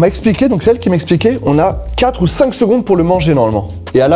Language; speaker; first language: French; native; French